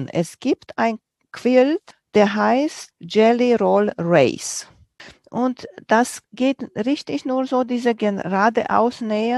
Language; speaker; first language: German; non-native, fluent; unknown